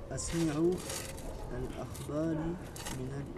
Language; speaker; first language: Arabic; non-native, learner; French